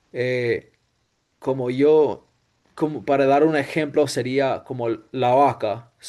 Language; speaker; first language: Spanish; non-native, fluent; English